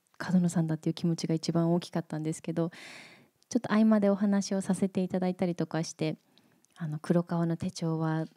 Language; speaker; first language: Japanese; native; Japanese